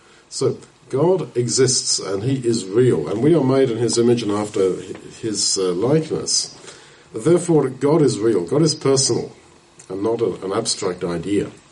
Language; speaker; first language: English; native; English